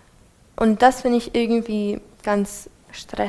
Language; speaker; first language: German; non-native, fluent; English